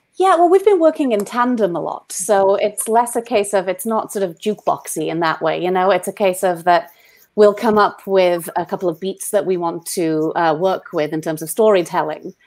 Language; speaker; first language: English; native; English